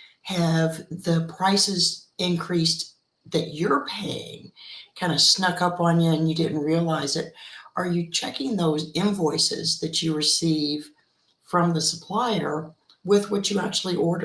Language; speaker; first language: English; native; English